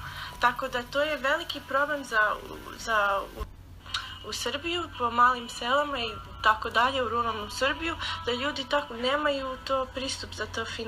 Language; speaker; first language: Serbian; early bilingual, heritage; Serbian